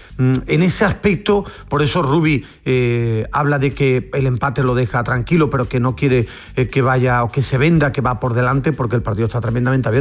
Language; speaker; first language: Spanish; native; Spanish